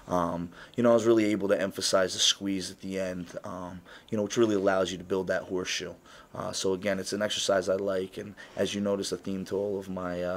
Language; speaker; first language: English; native; English